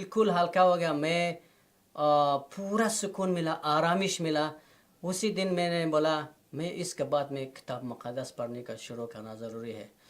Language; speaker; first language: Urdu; non-native, learner; Persian